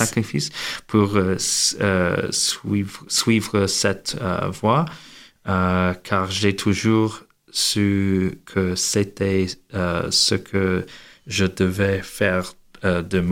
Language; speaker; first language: French; non-native, learner; English